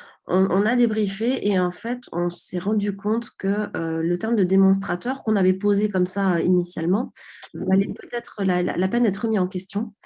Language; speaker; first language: French; native; French